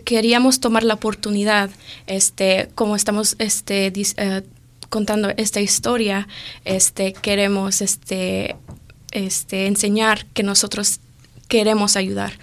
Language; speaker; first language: Spanish; early bilingual, other home language; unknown